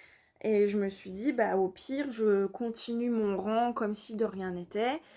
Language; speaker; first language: French; native; French